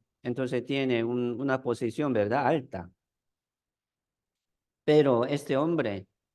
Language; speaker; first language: Spanish; non-native, fluent; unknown